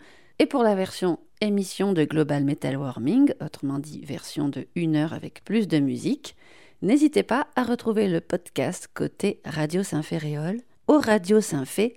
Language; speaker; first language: French; native; French